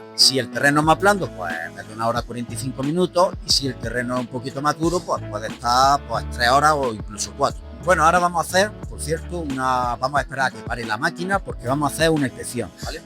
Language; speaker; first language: Spanish; native; Spanish